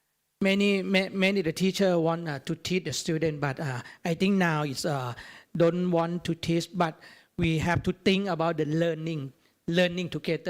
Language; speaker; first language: English; non-native, learner; Thai